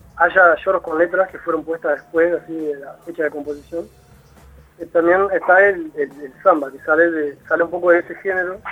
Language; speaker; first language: Spanish; non-native, fluent; Portuguese